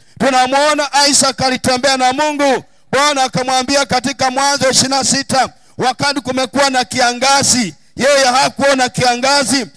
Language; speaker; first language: Swahili; non-native, local second language; Luyia